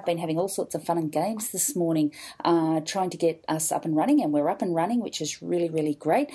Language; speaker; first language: English; native; English